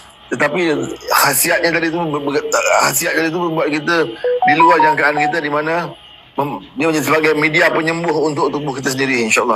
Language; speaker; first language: Malay; native; Malay